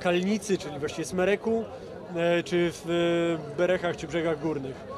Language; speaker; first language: Polish; native; Polish